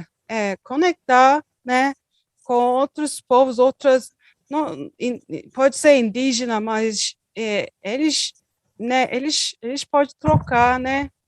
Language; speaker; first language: Portuguese; non-native, learner; Turkish